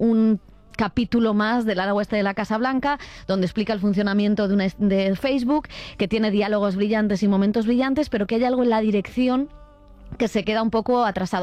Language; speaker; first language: Spanish; native; Spanish